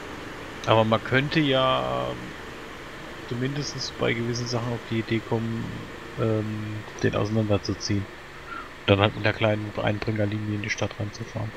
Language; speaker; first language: German; native; German